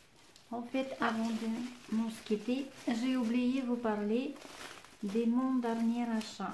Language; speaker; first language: French; non-native, fluent; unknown